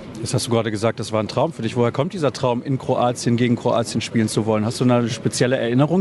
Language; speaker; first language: German; native; German